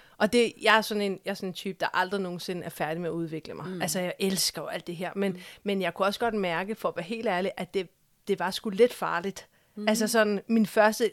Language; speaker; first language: Danish; native; Danish